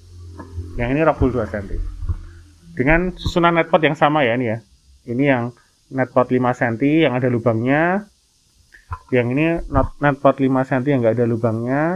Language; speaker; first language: Indonesian; native; Indonesian